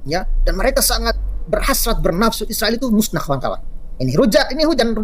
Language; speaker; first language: Indonesian; native; Indonesian